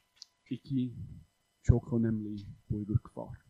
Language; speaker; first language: Turkish; non-native, fluent; English